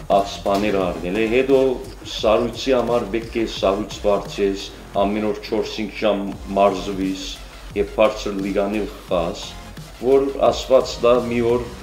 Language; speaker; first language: Armenian; early bilingual, heritage; Armenian